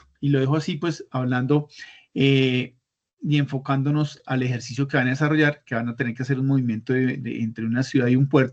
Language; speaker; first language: Spanish; native; Spanish